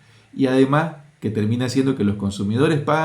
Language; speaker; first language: Spanish; native; Spanish